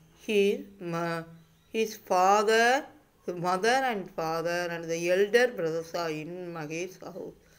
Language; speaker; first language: English; non-native, local second language; Tamil